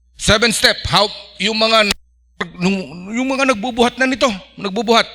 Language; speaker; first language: Filipino; non-native, local second language; Iloko